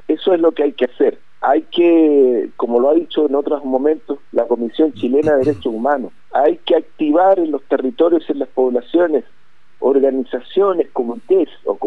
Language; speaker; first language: Spanish; native; Spanish